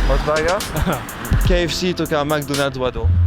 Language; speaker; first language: Japanese; non-native, learner; French